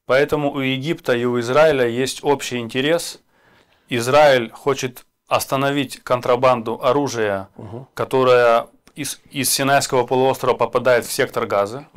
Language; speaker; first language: Russian; native; Russian